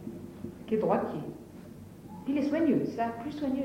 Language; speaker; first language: French; native; French